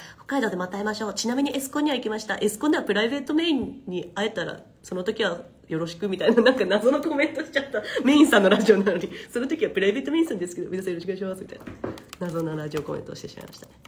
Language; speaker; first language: Japanese; native; Japanese